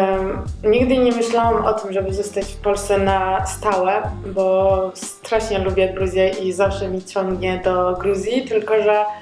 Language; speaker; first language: Polish; non-native, learner; Georgian